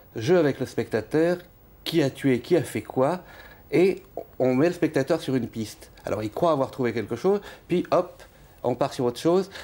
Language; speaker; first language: French; native; French